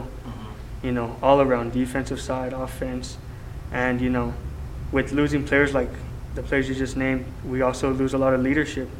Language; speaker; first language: English; native; English